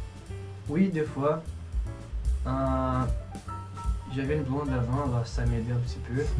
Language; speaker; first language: French; non-native, fluent; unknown